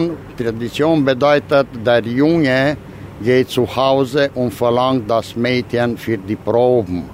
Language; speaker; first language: German; non-native, local second language; Romanian